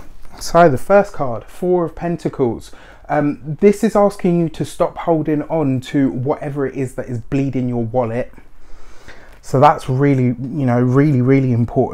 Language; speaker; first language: English; native; English